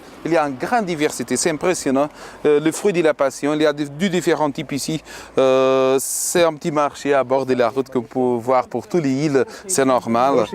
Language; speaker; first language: French; non-native, fluent; Portuguese